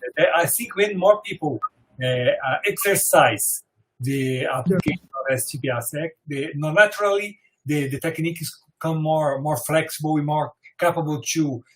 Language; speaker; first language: English; non-native, fluent; Portuguese